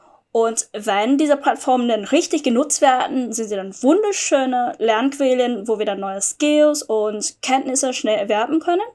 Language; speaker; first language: German; non-native, fluent; Vietnamese